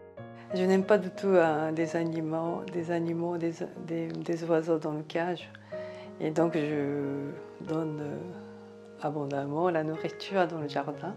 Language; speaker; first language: French; non-native, fluent; Japanese